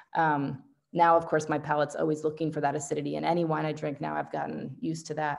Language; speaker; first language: English; native; English